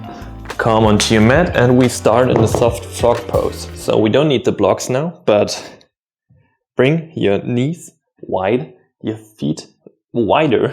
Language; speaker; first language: English; non-native, fluent; German